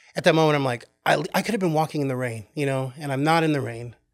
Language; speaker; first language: English; native; English